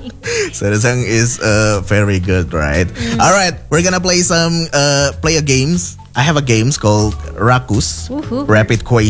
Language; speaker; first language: English; non-native, fluent; Indonesian